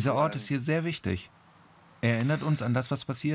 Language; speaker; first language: German; native; German